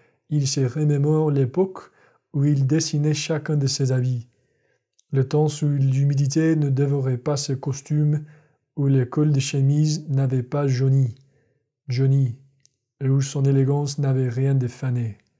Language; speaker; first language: French; non-native, fluent; English